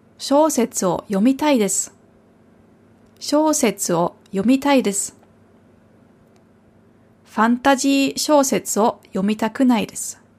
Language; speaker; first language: Japanese; non-native, fluent; German